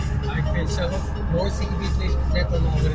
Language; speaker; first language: Dutch; native; Dutch